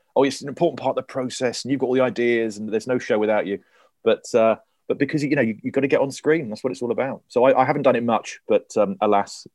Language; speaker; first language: English; native; English